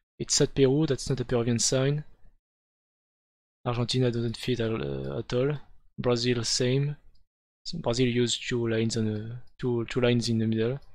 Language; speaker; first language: English; non-native, fluent; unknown